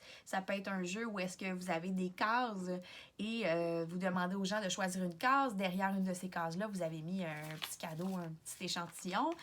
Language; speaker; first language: French; native; French